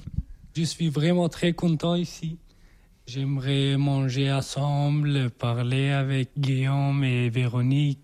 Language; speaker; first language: French; non-native, learner; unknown